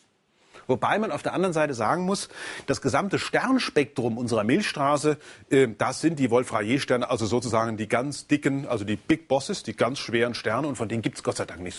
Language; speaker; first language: German; native; German